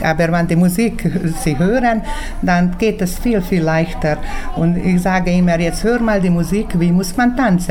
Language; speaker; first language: German; early bilingual, heritage; German